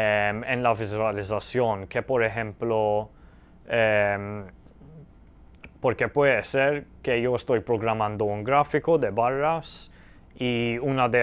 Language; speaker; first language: Spanish; early bilingual, heritage; Spanish